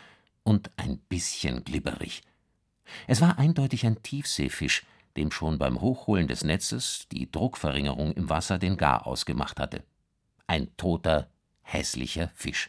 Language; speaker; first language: German; native; German